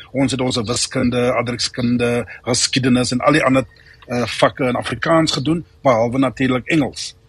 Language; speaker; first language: Afrikaans; native; Afrikaans